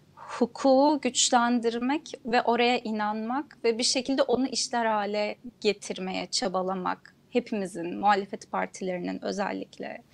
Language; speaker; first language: Turkish; non-native, local second language; Kurdish